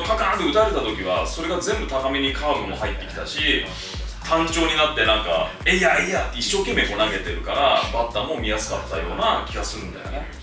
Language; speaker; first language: Japanese; native; Japanese